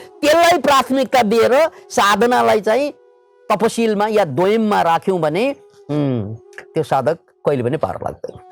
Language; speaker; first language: Nepali; native; Nepali